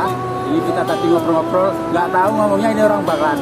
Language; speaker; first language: Indonesian; native; Indonesian